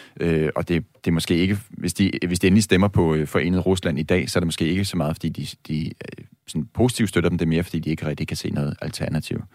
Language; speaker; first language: Danish; native; Danish